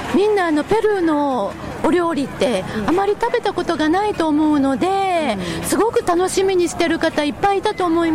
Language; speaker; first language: Japanese; native; Japanese